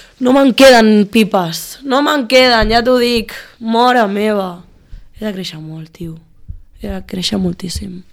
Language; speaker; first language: Catalan; native; Catalan